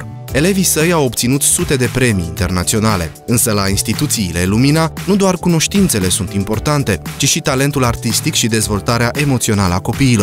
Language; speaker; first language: Romanian; native; Romanian